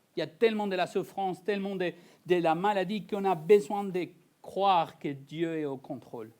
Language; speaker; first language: French; non-native, fluent; Spanish